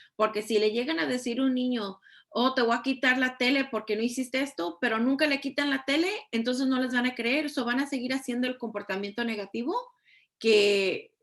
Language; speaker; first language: Spanish; early bilingual, heritage; Spanish